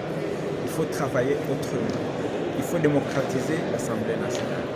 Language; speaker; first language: French; non-native, local second language; Swahili